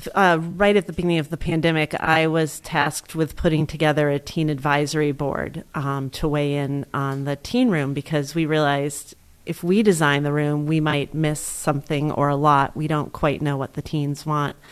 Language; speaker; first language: English; native; English